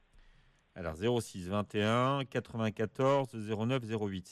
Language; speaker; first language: French; native; French